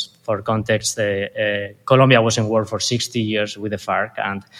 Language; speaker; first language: English; non-native, fluent; Spanish